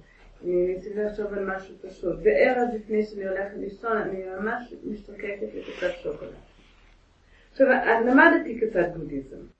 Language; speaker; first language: Hebrew; non-native, learner; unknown